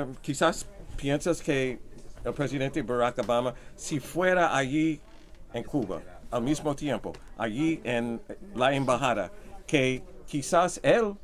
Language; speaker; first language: Spanish; non-native, fluent; English